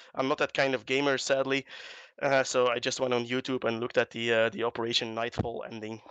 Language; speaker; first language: English; non-native, fluent; Dutch